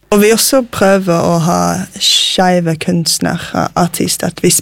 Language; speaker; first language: Norwegian; non-native, fluent; English